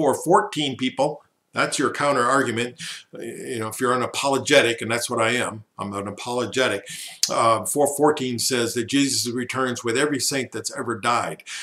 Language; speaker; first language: English; native; English